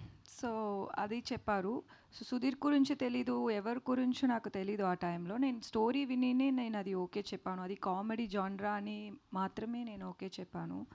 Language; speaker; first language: Telugu; non-native, learner; Tamil